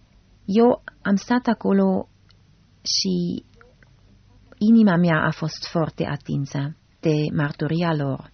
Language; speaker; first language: Romanian; non-native, fluent; German